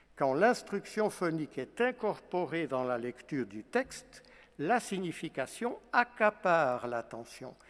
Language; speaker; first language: French; non-native, fluent; Portuguese